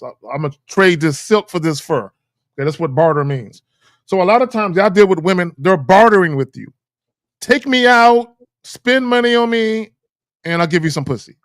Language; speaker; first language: English; native; English